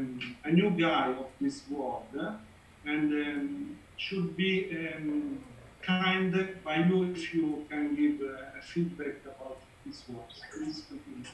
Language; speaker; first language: English; non-native, learner; Italian